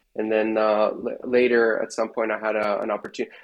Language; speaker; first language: English; non-native, fluent; Russian